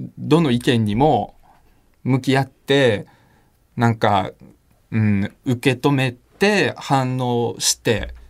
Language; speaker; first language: Japanese; early bilingual, other home language; Russian